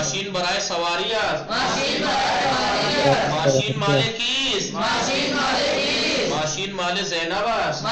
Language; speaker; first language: Persian; non-native, fluent; Urdu